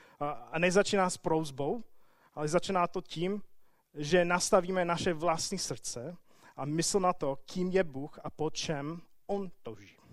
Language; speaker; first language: Czech; non-native, fluent; English